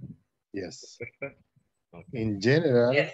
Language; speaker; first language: English; non-native, learner; Spanish